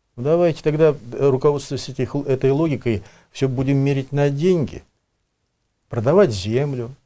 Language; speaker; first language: Russian; native; Russian